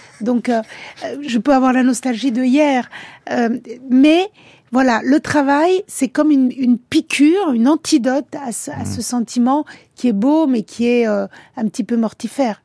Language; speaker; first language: French; early bilingual, other home language; Italian